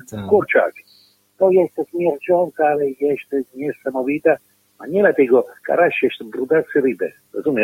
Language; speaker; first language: Polish; non-native, learner; Italian